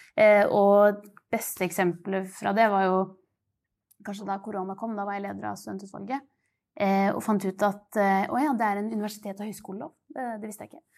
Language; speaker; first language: Norwegian; native; Norwegian